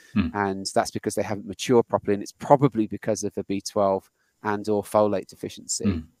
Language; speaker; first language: English; native; English